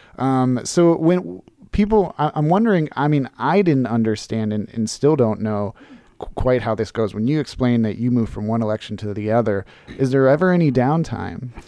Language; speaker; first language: English; native; English